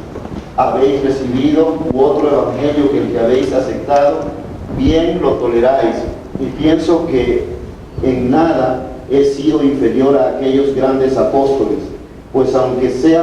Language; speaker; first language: Spanish; native; Spanish